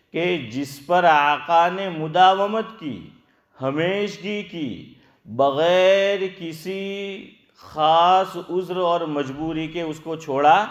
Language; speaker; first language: Hindi; non-native, local second language; Gujarati